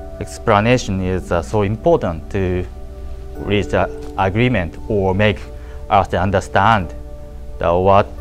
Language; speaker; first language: English; non-native, learner; Japanese